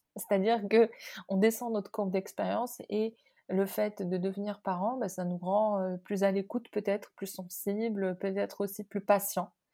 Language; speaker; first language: French; non-native, local second language; Arabic